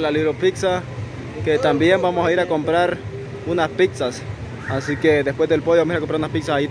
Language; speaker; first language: Spanish; native; Spanish